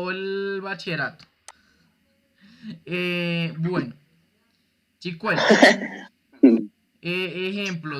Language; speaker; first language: Spanish; native; Spanish